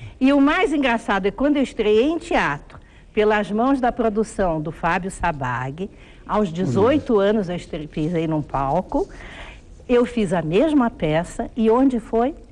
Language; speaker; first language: Portuguese; early bilingual, other home language; German